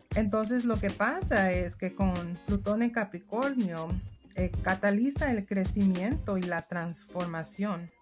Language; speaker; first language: Spanish; non-native, fluent; English